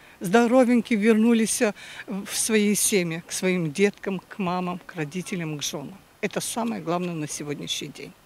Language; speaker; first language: Russian; native; Russian